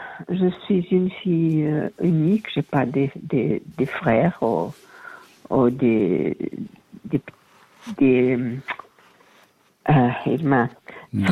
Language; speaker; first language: French; non-native, learner; Portuguese